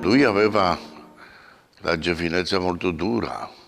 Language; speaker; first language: Italian; non-native, fluent; Polish